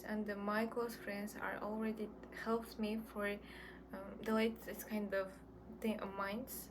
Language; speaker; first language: English; non-native, learner; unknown